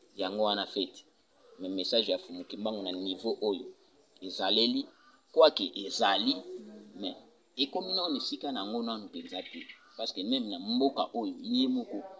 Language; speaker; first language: Lingala; non-native, local second language; Kongo